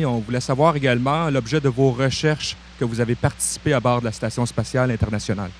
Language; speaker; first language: French; native; French